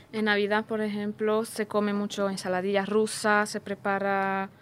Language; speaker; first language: Spanish; non-native, fluent; Romanian